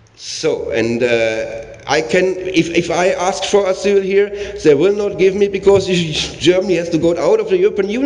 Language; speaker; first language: English; non-native, learner; German